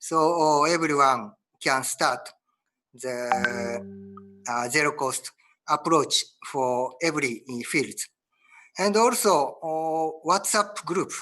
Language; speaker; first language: English; non-native, learner; Japanese